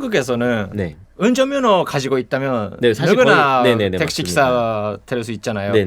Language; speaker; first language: Korean; non-native, fluent; Japanese